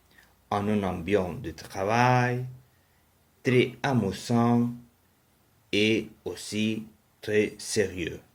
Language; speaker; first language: French; non-native, learner; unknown